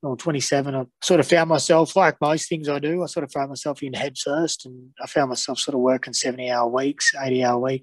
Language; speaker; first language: English; native; English